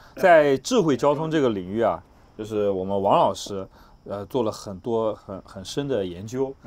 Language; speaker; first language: Chinese; native; Chinese